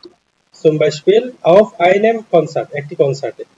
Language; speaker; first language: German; non-native, learner; Bangla